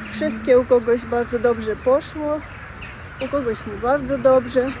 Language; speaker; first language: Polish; non-native, learner; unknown